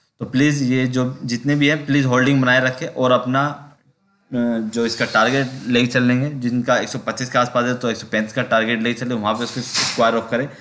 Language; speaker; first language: Hindi; native; Hindi